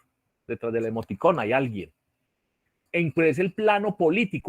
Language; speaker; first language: Spanish; native; Spanish